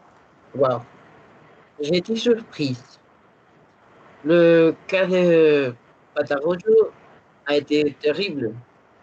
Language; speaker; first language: French; non-native, learner; Spanish